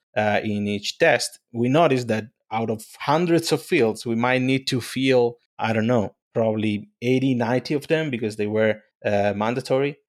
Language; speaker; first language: English; non-native, fluent; Spanish